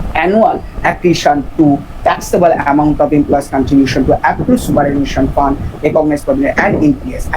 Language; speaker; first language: English; non-native, local second language; Bangla